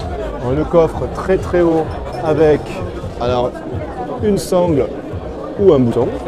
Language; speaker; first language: French; native; French